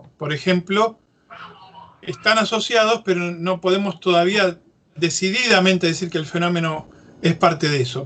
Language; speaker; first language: Spanish; native; Spanish